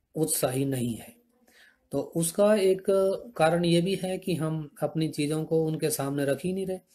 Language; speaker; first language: Hindi; native; Hindi